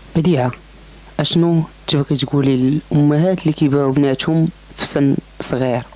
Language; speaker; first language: Arabic; native; Arabic